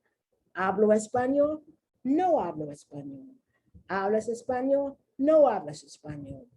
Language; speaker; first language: Spanish; non-native, learner; English